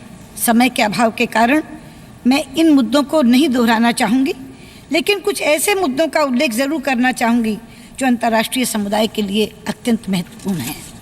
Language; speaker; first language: Hindi; native; Hindi